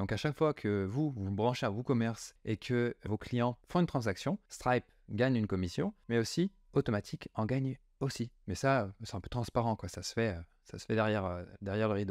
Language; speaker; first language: French; native; French